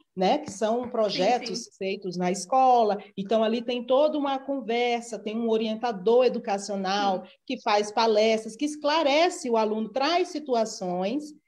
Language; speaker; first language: Portuguese; native; Portuguese